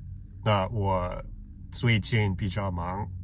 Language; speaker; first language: Chinese; non-native, fluent; English